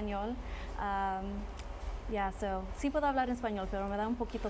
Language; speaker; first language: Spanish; early bilingual, heritage; Spanish